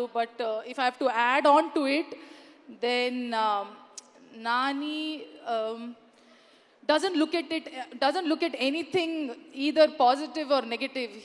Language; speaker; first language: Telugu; non-native, learner; Kannada